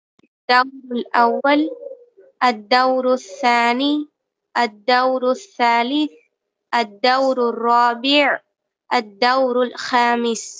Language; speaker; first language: Arabic; non-native, learner; Tamil